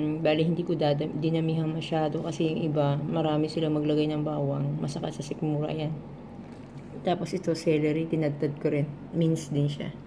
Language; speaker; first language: Filipino; native; Filipino